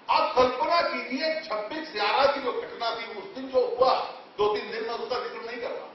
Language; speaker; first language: Hindi; native; Hindi